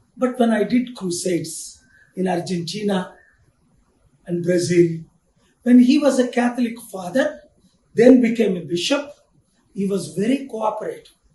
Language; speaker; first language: English; non-native, local second language; Telugu